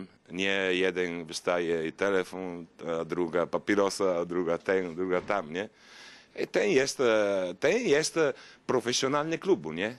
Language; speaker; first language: Polish; non-native, learner; Italian